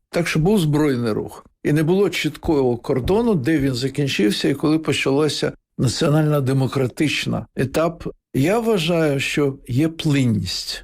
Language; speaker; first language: Ukrainian; non-native, local second language; Russian